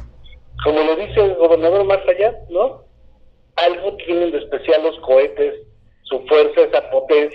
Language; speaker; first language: Spanish; native; Spanish